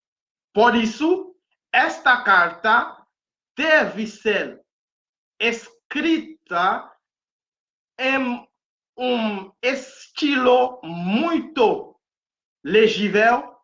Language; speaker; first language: Portuguese; non-native, fluent; Haitian Creole